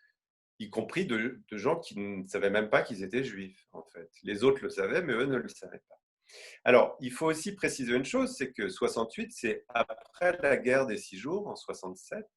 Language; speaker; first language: French; native; French